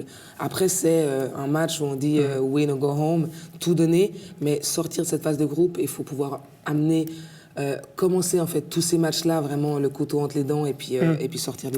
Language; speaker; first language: French; native; French